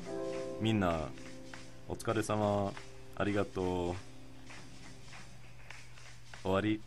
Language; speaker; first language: Japanese; non-native, learner; English